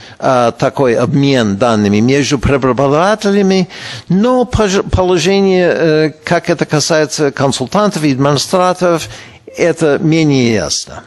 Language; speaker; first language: Russian; non-native, fluent; English